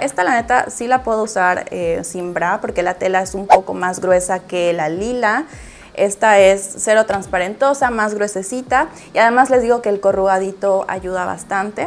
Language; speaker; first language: Spanish; native; Spanish